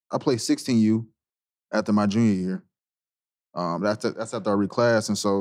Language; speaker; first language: English; native; English